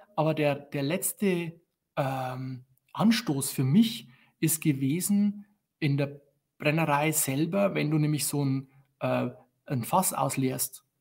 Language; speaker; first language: German; native; German